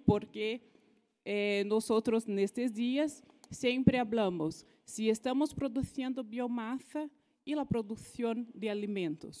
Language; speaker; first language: Spanish; non-native, fluent; Portuguese